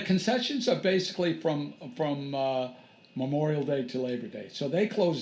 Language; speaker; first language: English; native; English